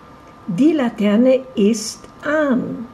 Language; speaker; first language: German; non-native, fluent; Portuguese